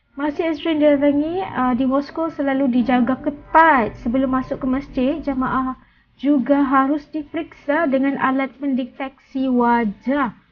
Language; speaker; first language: Malay; native; Malay